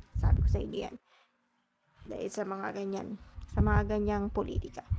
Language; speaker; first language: Filipino; native; Filipino